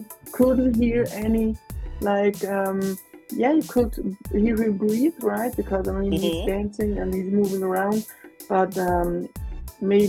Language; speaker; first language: English; non-native, fluent; Swiss German